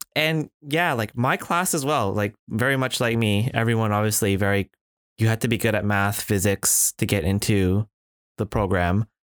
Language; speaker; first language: English; native; English